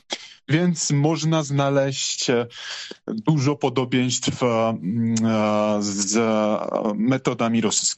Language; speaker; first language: Polish; non-native, fluent; Georgian